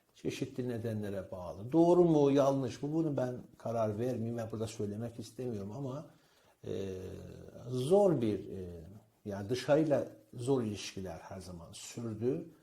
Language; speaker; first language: Turkish; non-native, fluent; Persian